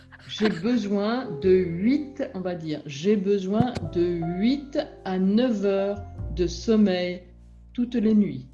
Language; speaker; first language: French; native; French